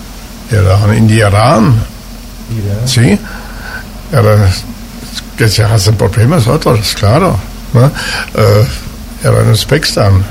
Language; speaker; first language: Portuguese; non-native, learner; German